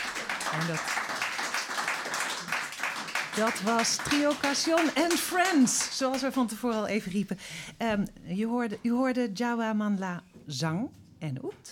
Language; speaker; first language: Dutch; native; Dutch